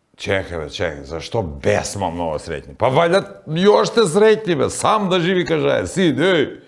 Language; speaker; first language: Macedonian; native; Macedonian